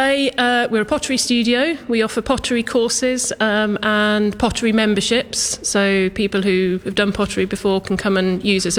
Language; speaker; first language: English; native; English